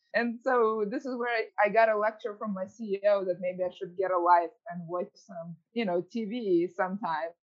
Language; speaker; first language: English; early bilingual, other home language; Ukrainian